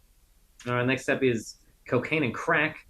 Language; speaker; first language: English; native; English